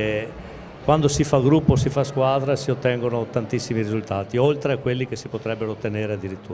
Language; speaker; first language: Italian; native; Italian